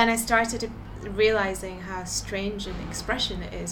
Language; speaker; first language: English; native; English